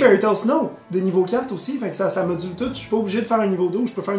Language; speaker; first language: French; native; French